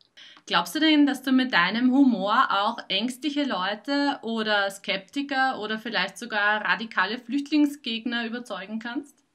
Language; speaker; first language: German; native; German